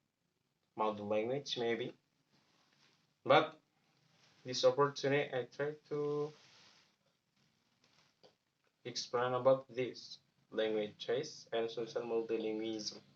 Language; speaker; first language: English; non-native, learner; Javanese